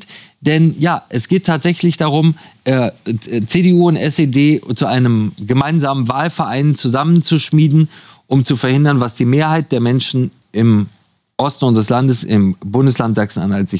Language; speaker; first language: German; native; German